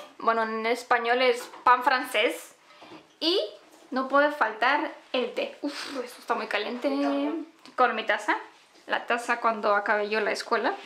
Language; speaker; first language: Spanish; non-native, fluent; Romanian